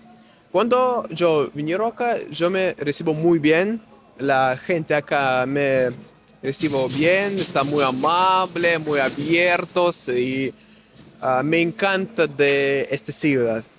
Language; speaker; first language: Spanish; non-native, learner; Russian